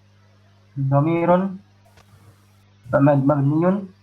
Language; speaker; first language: Arabic; non-native, learner; Indonesian